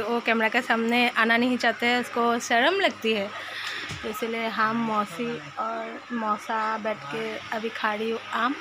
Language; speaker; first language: Hindi; non-native, local second language; Assamese